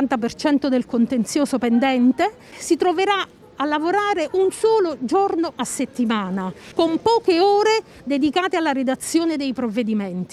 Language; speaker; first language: Italian; native; Italian